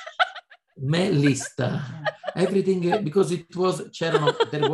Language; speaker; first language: English; non-native, learner; Italian